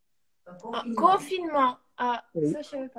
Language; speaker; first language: French; non-native, learner; Portuguese